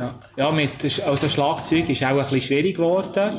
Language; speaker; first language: German; native; German